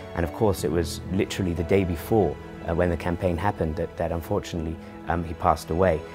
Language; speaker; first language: English; native; English